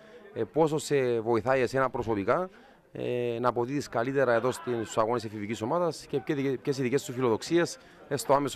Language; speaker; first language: Greek; native; Greek